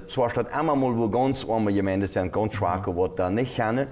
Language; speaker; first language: German; non-native, local second language; Plautdietsch